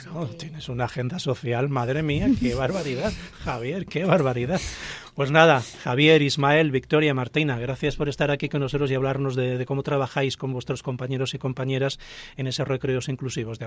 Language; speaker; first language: Spanish; native; Spanish